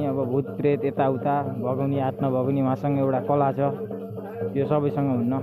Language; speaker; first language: Nepali; native; Nepali